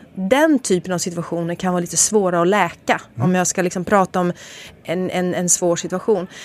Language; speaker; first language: Swedish; native; Swedish